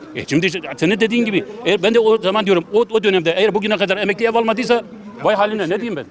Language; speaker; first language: Turkish; native; Turkish